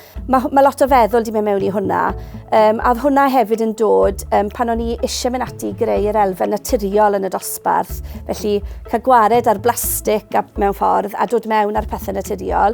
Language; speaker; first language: Welsh; native; Welsh